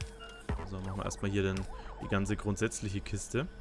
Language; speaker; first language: German; native; German